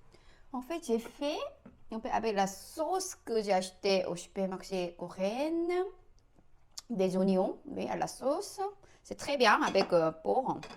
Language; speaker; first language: French; non-native, learner; Korean